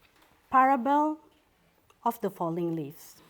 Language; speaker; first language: English; non-native, fluent; Indonesian